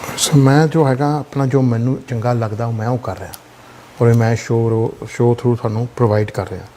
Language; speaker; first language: Punjabi; early bilingual, heritage; Punjabi